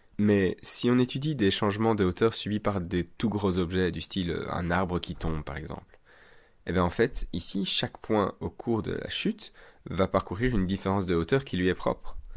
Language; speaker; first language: French; native; French